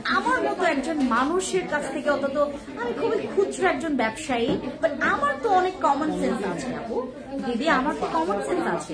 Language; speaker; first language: Bangla; non-native, local second language; Khasi